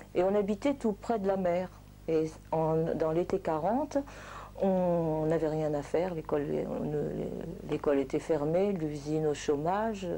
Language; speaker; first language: French; native; French